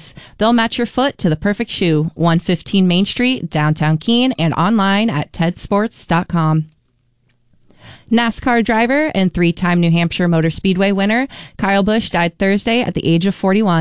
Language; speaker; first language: English; native; English